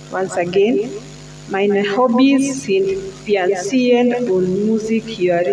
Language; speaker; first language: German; non-native, learner; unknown